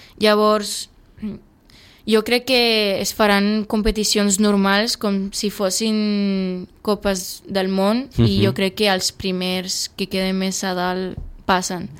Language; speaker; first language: Catalan; early bilingual, other home language; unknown